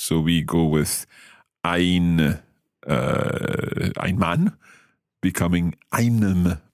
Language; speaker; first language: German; non-native, fluent; English